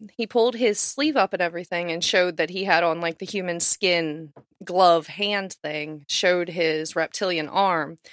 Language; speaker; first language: English; native; English